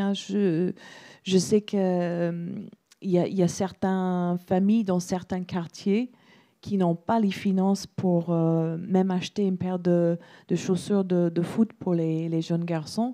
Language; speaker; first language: French; non-native, fluent; English